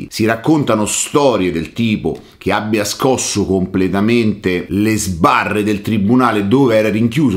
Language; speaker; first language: Italian; native; Italian